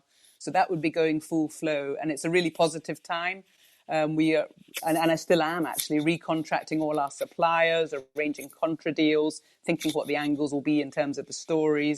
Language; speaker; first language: English; native; English